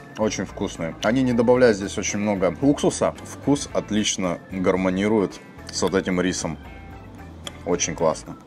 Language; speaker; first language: Russian; native; Russian